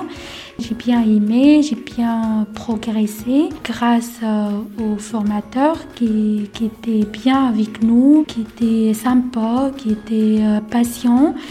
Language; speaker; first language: French; non-native, learner; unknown